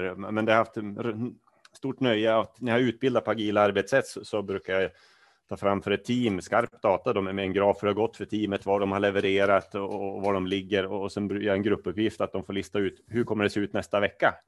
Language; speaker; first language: Swedish; native; Swedish